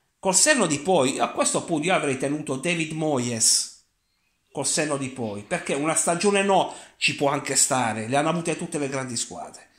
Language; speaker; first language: Italian; native; Italian